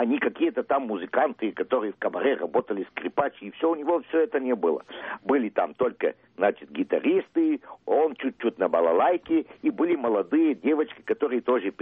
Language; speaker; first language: Russian; early bilingual, heritage; Russian